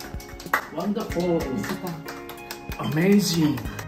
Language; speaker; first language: English; non-native, learner; Japanese